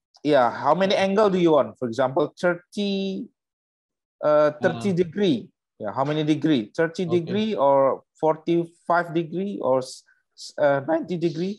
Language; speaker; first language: English; non-native, learner; Indonesian